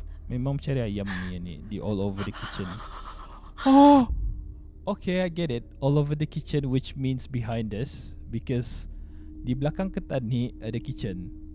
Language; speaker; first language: English; non-native, local second language; Malay